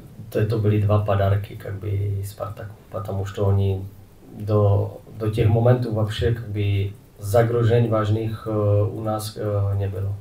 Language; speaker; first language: Russian; non-native, fluent; Czech